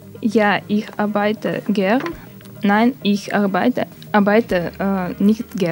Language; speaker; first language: German; non-native, learner; Russian